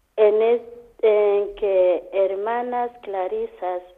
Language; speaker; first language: Spanish; non-native, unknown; Kamba